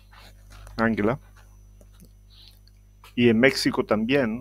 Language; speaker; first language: Spanish; non-native, fluent; Italian